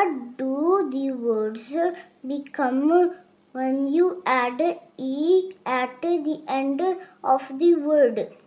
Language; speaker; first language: English; non-native, local second language; Urdu